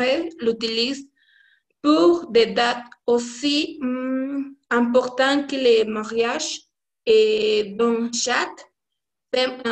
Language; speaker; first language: French; non-native, learner; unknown